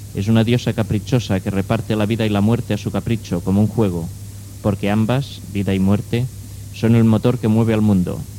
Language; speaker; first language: Spanish; non-native, local second language; Catalan